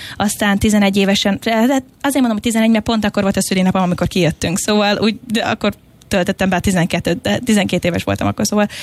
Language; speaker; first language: Hungarian; native; Hungarian